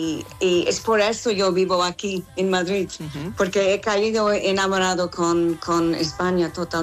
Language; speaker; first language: Spanish; non-native, fluent; English